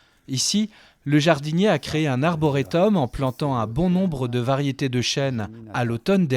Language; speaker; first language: French; native; French